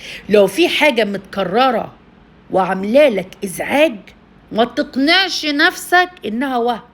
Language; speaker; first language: Arabic; native; Arabic